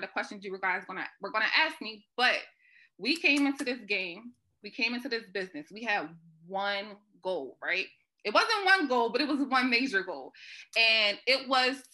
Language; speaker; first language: English; native; English